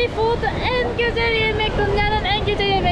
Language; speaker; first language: Turkish; non-native, learner; Spanish